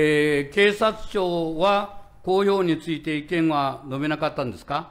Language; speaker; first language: Japanese; native; Japanese